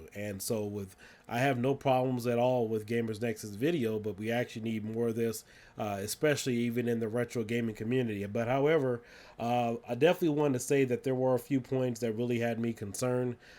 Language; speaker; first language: English; native; English